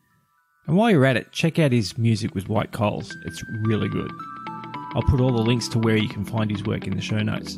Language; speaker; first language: English; native; English